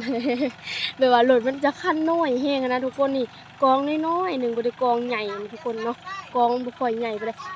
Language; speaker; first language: Thai; non-native, local second language; Lao